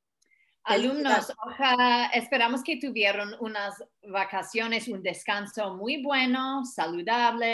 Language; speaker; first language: Spanish; non-native, fluent; English